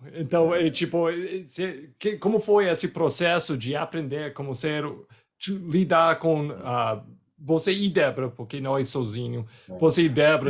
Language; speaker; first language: Portuguese; non-native, fluent; English